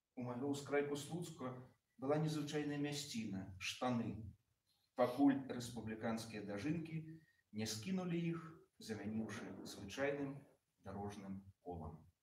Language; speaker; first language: Belarusian; native; Belarusian